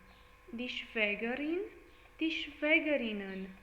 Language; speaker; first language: German; non-native, learner; English